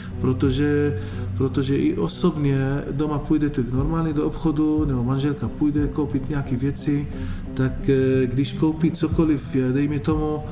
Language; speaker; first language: Czech; non-native, fluent; Arabic